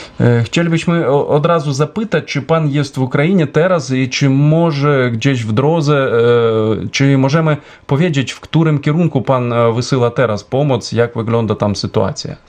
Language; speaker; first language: Polish; non-native, fluent; Ukrainian